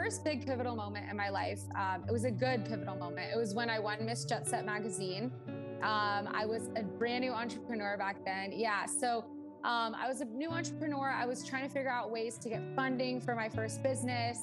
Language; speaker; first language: English; early bilingual, other home language; Portuguese